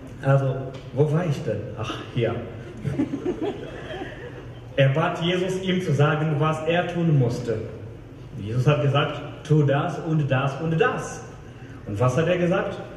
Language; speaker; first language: German; non-native, fluent; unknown